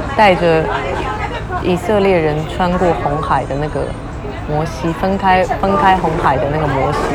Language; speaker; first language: Chinese; native; Chinese